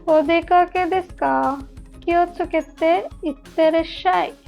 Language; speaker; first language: Japanese; non-native, learner; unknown